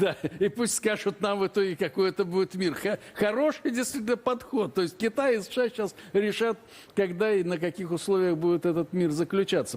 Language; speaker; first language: Russian; native; Russian